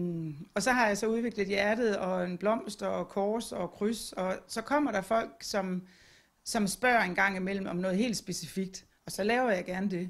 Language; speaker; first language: Danish; native; Danish